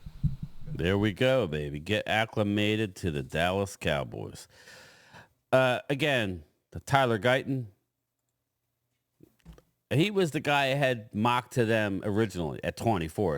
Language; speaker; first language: English; native; English